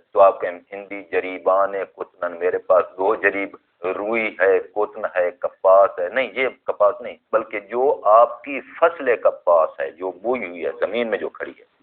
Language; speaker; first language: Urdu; non-native, local second language; Punjabi